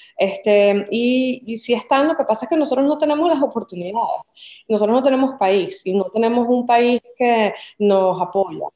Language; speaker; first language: Spanish; native; Spanish